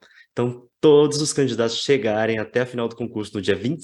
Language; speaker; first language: Portuguese; native; Portuguese